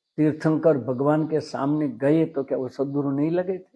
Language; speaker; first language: Hindi; non-native, local second language; Gujarati